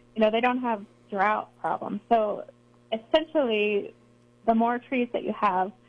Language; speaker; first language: English; native; English